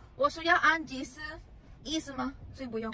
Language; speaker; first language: Chinese; non-native, learner; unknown